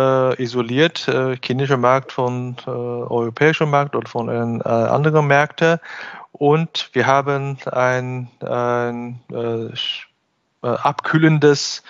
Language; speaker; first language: German; non-native, fluent; Chinese